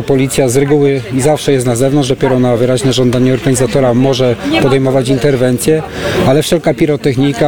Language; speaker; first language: Polish; native; Polish